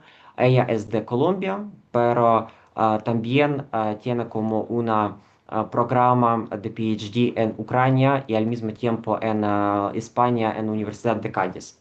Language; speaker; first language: Spanish; non-native, fluent; Ukrainian